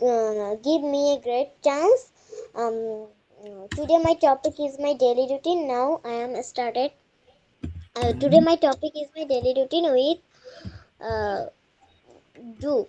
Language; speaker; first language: English; non-native, learner; Bangla